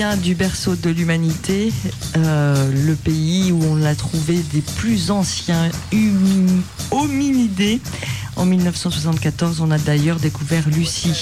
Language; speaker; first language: French; native; French